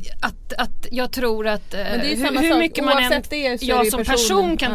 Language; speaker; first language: Swedish; native; Swedish